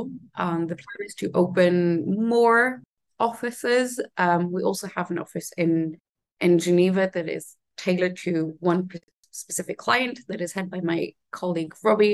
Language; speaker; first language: English; non-native, fluent; Hebrew